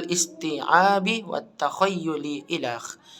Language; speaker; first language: Arabic; non-native, learner; Indonesian